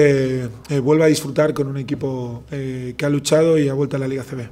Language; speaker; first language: Spanish; native; Spanish